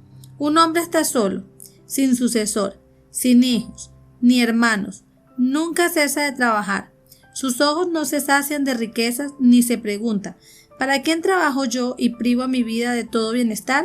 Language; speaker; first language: Spanish; native; Spanish